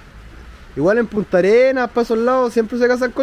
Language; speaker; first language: Spanish; native; Spanish